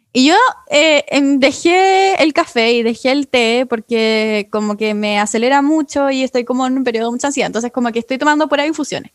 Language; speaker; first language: Spanish; native; Spanish